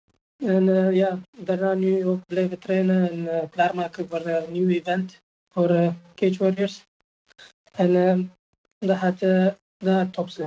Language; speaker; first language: Dutch; non-native, fluent; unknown